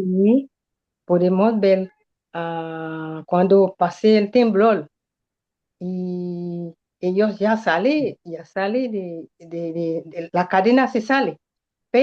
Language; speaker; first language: Spanish; non-native, learner; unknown